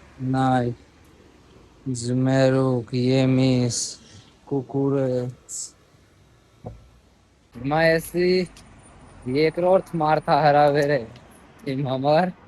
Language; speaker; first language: Armenian; non-native, learner; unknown